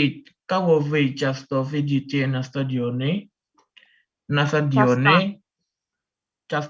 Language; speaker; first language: Russian; non-native, learner; Indonesian